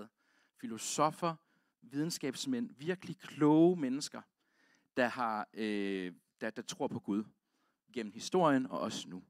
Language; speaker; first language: Danish; native; Danish